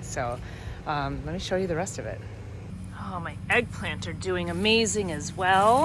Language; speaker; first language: English; native; English